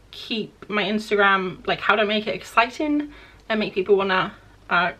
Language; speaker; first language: English; native; English